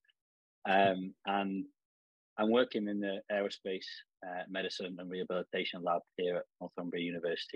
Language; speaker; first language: English; native; English